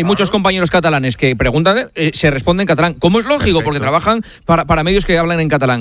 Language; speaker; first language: Spanish; native; Spanish